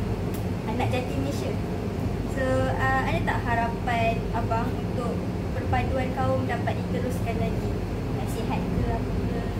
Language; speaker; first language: Malay; native; Malay